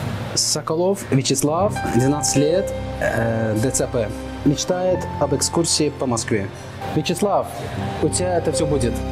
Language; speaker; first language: Russian; non-native, fluent; Azerbaijani